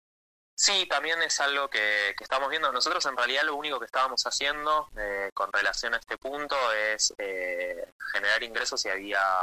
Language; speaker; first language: Spanish; native; Spanish